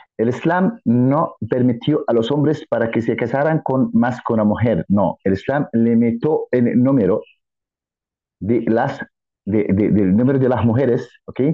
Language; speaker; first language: Spanish; non-native, fluent; Arabic